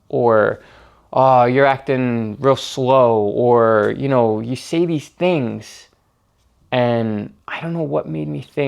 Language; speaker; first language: English; native; English